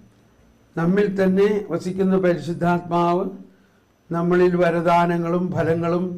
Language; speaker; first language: Malayalam; native; Malayalam